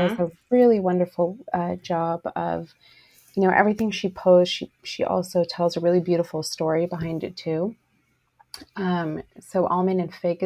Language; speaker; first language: English; native; English